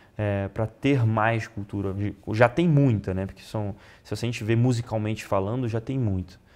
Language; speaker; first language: Portuguese; non-native, fluent; Italian